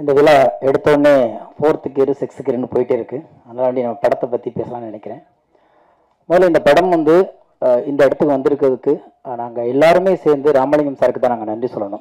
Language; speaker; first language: Tamil; native; Tamil